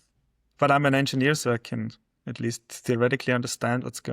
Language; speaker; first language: English; non-native, fluent; German